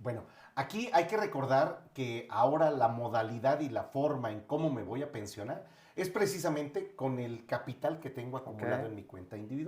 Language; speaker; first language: Spanish; native; Spanish